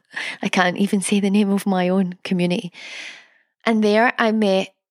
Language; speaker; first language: English; native; English